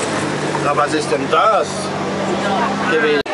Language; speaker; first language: German; native; German